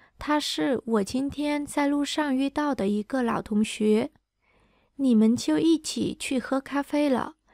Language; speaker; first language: Chinese; non-native, fluent; Vietnamese